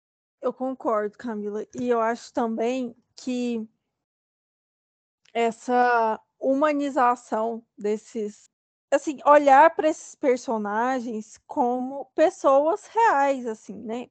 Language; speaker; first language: Portuguese; native; Portuguese